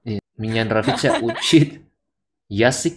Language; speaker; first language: Russian; non-native, learner; Indonesian